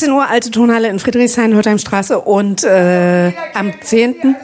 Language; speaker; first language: German; native; German